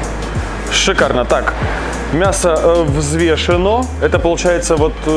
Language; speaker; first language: Russian; native; Russian